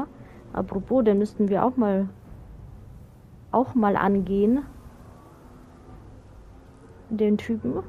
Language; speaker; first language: German; native; German